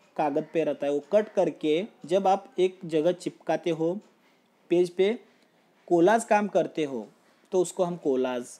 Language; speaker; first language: Hindi; non-native, local second language; Marathi